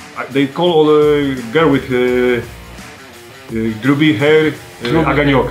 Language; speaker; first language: English; non-native, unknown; Polish